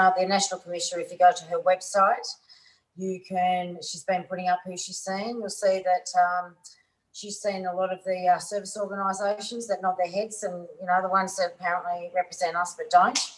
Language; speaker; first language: English; native; English